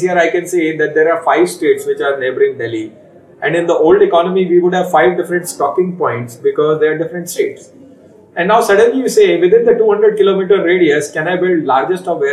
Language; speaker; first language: English; non-native, local second language; Hindi